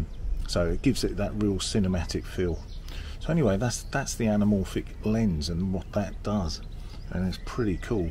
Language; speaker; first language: English; native; English